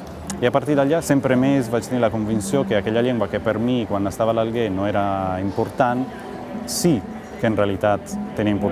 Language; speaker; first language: Catalan; non-native, local second language; Italian